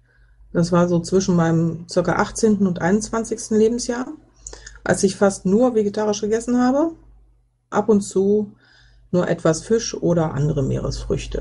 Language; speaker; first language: German; native; German